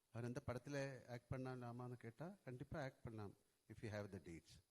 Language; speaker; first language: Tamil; non-native, learner; Malayalam